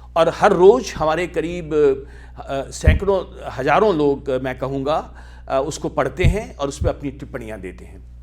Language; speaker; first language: Hindi; native; Hindi